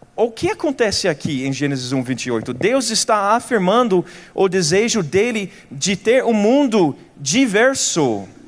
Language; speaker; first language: Portuguese; non-native, fluent; English